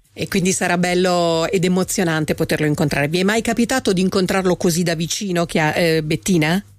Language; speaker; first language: Italian; native; Italian